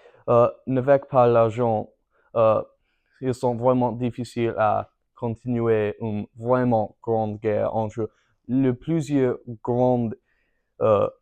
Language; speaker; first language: French; non-native, learner; English